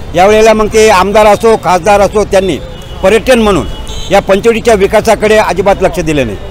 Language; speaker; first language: Marathi; native; Marathi